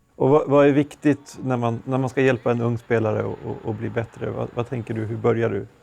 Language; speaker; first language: Swedish; native; Swedish